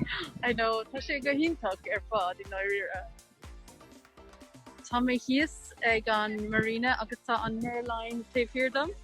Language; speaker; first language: Irish; non-native, local second language; English